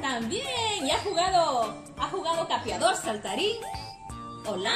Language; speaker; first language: Spanish; native; Spanish